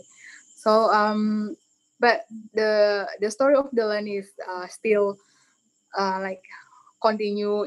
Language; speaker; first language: English; non-native, learner; Indonesian